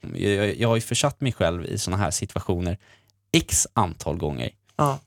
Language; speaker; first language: Swedish; native; Swedish